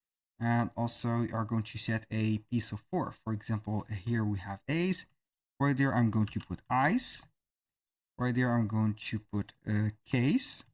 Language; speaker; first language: English; non-native, fluent; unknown